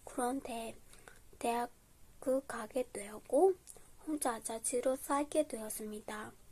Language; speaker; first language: Korean; non-native, fluent; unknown